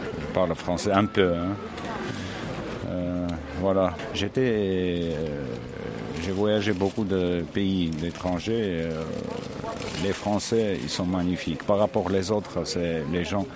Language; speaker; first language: French; non-native, learner; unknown